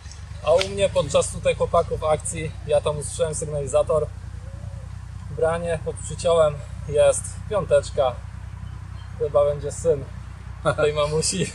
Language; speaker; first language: Polish; native; Polish